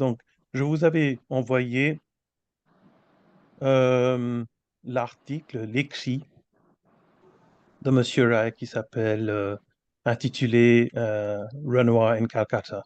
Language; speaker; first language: French; non-native, fluent; Bangla